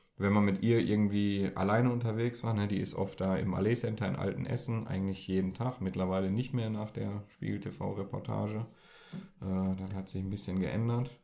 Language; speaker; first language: German; early bilingual, other home language; Turkish